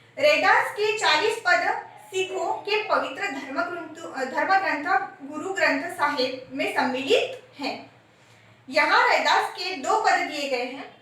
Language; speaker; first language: Hindi; non-native, local second language; Marathi